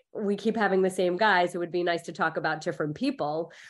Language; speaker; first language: English; early bilingual, other home language; Hindi